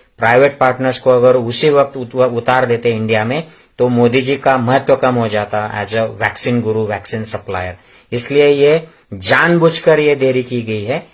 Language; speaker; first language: Hindi; non-native, local second language; Marathi